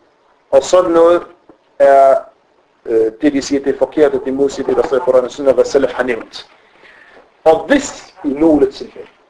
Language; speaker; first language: Danish; non-native, fluent; Arabic